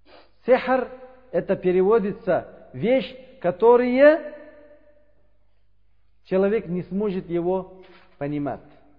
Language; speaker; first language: Russian; non-native, learner; Uzbek